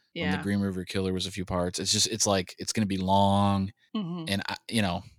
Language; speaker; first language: English; native; English